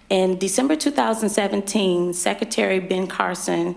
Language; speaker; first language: English; native; English